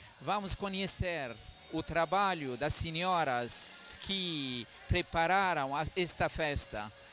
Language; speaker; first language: Portuguese; non-native, fluent; Arabic